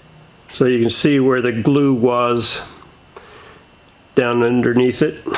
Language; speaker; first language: English; native; English